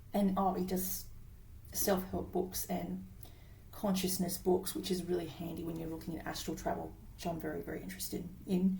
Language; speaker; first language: English; native; English